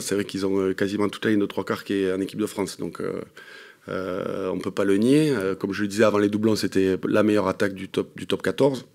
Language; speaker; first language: French; native; French